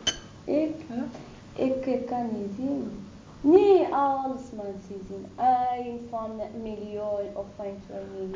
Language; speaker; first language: Dutch; non-native, learner; Arabic